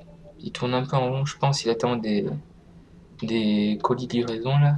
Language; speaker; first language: French; native; French